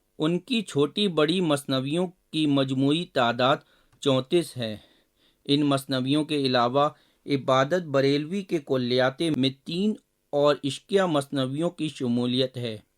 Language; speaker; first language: Urdu; native; Urdu